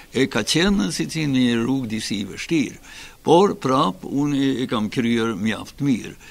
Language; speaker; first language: Albanian; non-native, fluent; Swedish